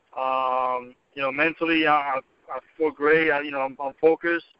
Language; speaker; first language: English; native; English